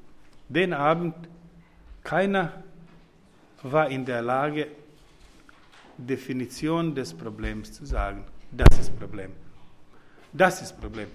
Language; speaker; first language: German; non-native, fluent; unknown